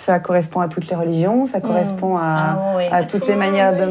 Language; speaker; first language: French; native; French